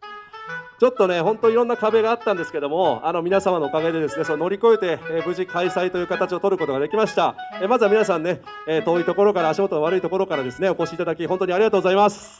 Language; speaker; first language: Japanese; native; Japanese